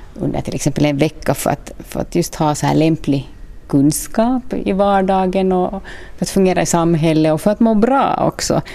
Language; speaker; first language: Swedish; native; Swedish